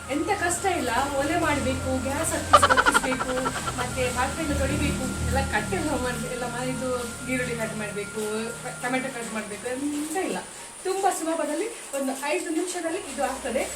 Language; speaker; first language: Kannada; non-native, local second language; Konkani